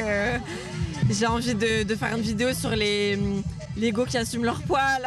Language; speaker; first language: French; native; French